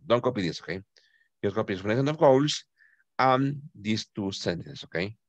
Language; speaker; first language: English; non-native, fluent; Spanish